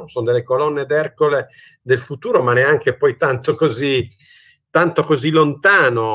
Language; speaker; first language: Italian; native; Italian